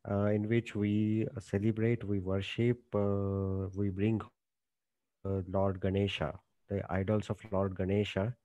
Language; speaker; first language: English; non-native, local second language; Marathi